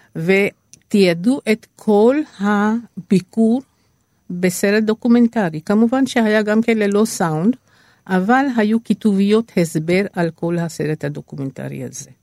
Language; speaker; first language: Hebrew; non-native, fluent; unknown